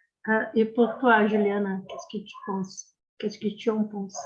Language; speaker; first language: French; non-native, learner; Portuguese